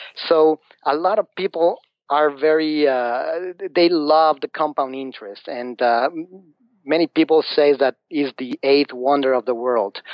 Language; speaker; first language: English; non-native, fluent; Spanish